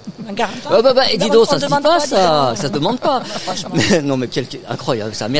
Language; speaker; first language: French; native; French